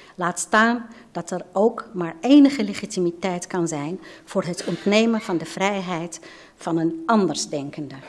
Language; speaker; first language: Dutch; non-native, fluent; Arabic